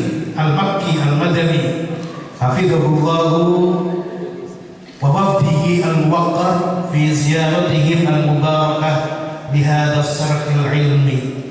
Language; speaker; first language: Arabic; non-native, fluent; Indonesian